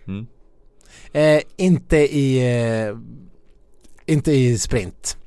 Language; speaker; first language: Swedish; native; Swedish